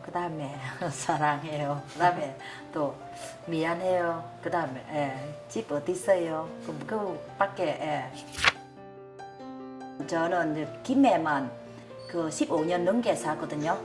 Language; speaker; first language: Korean; non-native, learner; Vietnamese